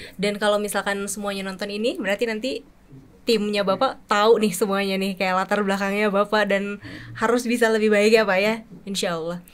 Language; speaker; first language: Indonesian; native; Indonesian